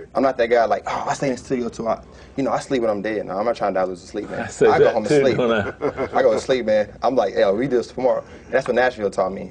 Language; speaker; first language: English; native; English